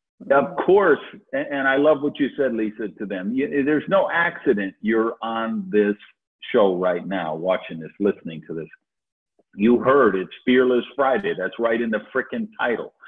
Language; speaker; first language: English; native; English